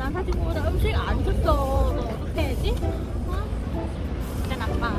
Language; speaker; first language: Korean; non-native, learner; Vietnamese